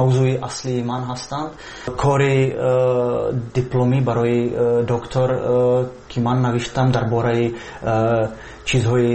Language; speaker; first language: Persian; non-native, learner; Czech